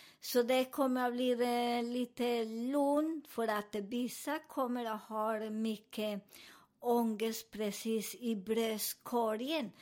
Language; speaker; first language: Swedish; non-native, learner; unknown